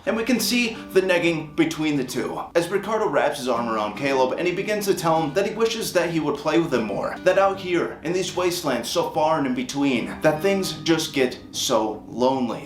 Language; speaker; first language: English; native; English